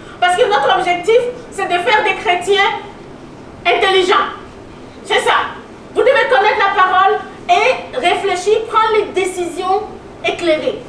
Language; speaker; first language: French; native; French